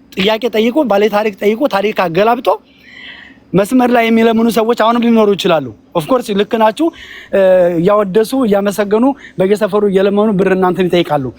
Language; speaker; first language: Amharic; native; Amharic